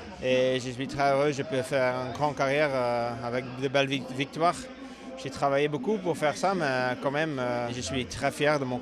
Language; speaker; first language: French; non-native, local second language; Dutch